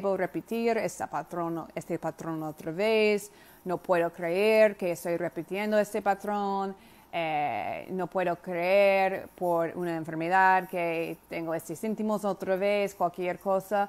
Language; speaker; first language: Spanish; non-native, fluent; English